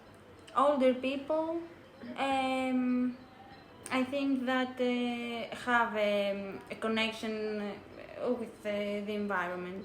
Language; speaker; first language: English; non-native, learner; Greek